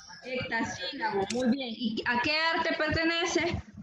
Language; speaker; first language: Spanish; native; Spanish